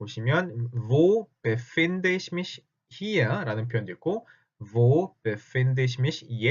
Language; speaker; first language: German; non-native, fluent; Korean